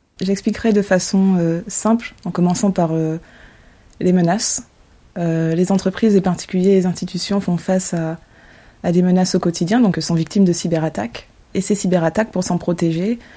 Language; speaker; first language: French; native; French